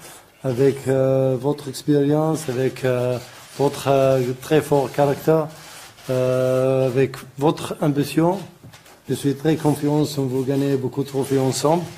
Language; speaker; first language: French; non-native, learner; Arabic